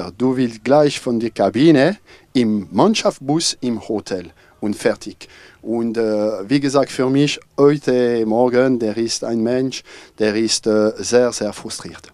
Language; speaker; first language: German; non-native, fluent; French